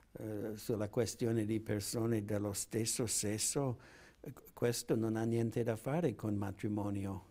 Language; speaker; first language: Italian; non-native, fluent; English